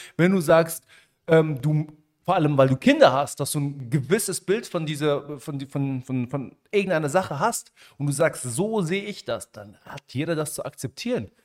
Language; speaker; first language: German; early bilingual, other home language; Arabic